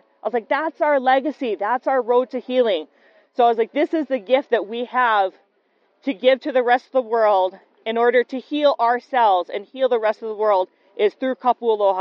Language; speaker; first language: English; native; English